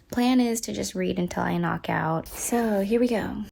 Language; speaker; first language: English; native; English